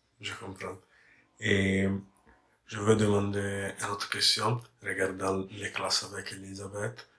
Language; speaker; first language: French; non-native, learner; English